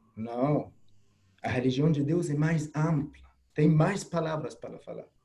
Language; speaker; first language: Portuguese; non-native, fluent; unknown